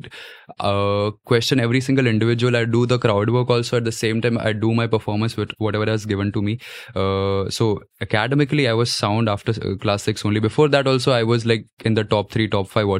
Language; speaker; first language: English; non-native, local second language; Gujarati